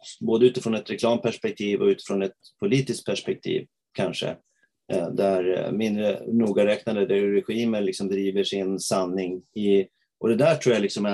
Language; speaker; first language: Swedish; native; Swedish